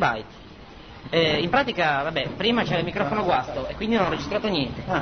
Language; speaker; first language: Italian; native; Italian